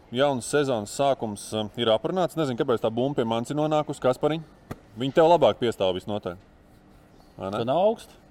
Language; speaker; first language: Latvian; native; Latvian